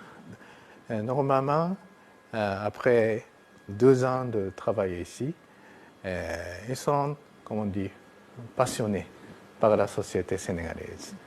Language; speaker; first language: French; non-native, fluent; Japanese